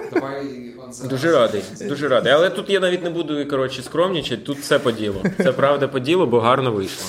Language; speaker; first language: Ukrainian; non-native, local second language; Russian